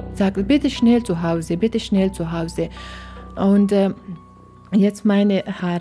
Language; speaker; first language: German; non-native, learner; Persian